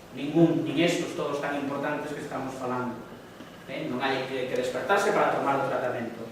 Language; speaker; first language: Spanish; non-native, local second language; Galician